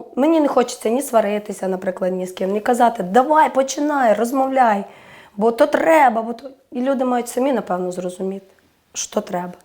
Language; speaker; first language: Ukrainian; native; Ukrainian